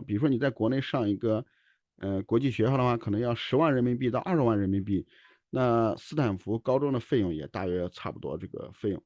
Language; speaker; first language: Chinese; native; Chinese